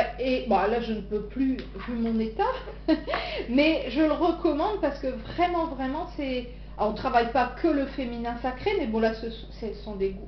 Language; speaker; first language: French; native; French